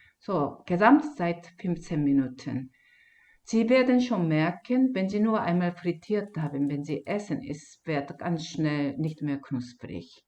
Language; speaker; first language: German; non-native, fluent; Korean